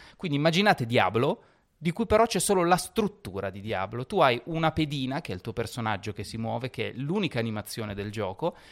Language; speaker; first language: Italian; native; Italian